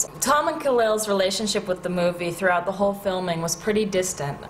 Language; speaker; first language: English; native; English